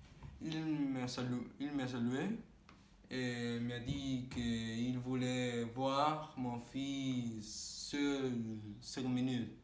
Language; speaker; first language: French; non-native, learner; Spanish